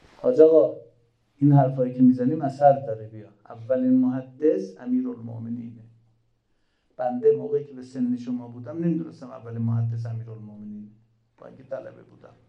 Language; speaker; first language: Persian; native; Persian